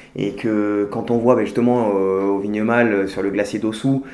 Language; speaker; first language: French; native; French